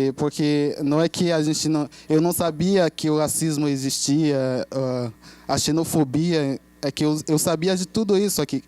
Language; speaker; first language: Portuguese; non-native, fluent; Haitian Creole